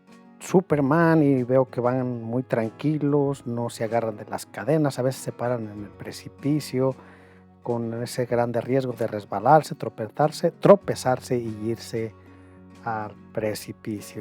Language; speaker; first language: Spanish; native; Spanish